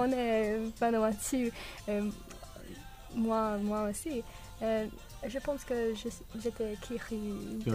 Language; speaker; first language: French; non-native, learner; English